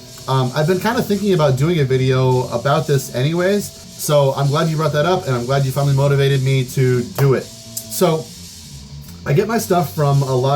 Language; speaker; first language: English; native; English